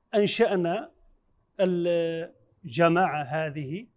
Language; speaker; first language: Arabic; non-native, fluent; Chinese